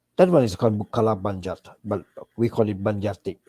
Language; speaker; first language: English; non-native, fluent; Thai